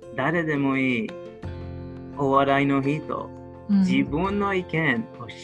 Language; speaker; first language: Japanese; non-native, learner; Hebrew